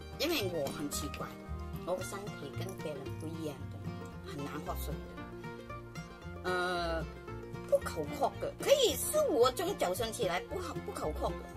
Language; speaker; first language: Chinese; non-native, local second language; Cantonese